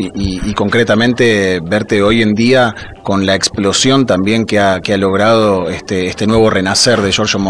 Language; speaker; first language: Spanish; native; Spanish